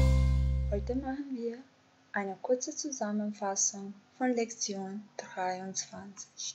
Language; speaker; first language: German; non-native, fluent; Albanian